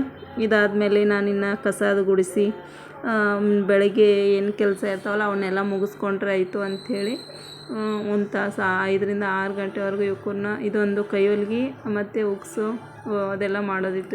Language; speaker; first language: Kannada; native; Kannada